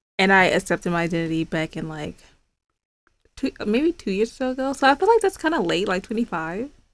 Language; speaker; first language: English; native; English